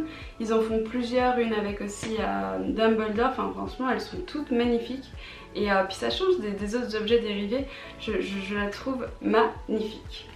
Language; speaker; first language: French; native; French